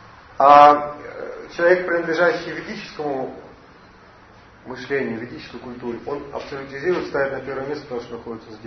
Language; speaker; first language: Russian; native; Russian